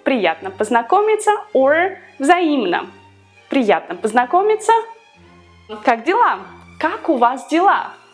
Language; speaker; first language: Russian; non-native, fluent; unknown